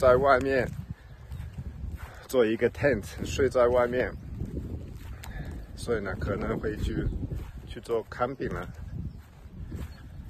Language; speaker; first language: Chinese; non-native, fluent; English